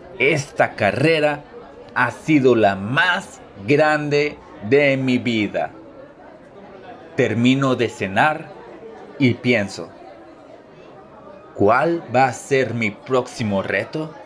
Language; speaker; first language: Spanish; early bilingual, heritage; Spanish